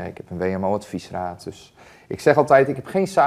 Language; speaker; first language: Dutch; native; Dutch